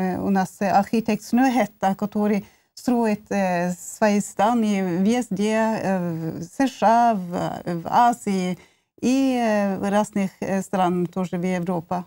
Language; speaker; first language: Russian; non-native, learner; Norwegian